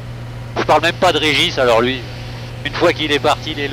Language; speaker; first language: French; native; French